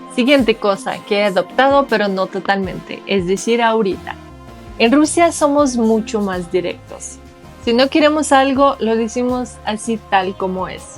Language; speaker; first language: Spanish; non-native, fluent; Russian